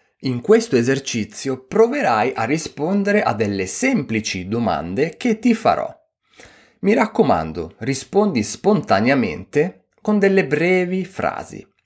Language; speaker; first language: Italian; native; Italian